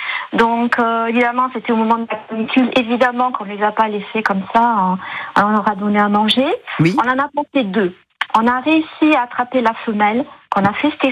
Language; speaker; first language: French; native; French